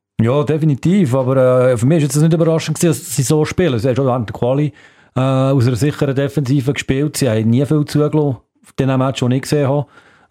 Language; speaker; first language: German; native; German